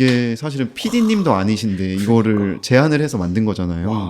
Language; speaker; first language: Korean; native; Korean